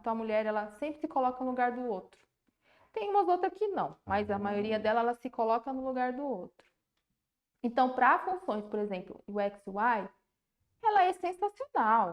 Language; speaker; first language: Portuguese; native; Portuguese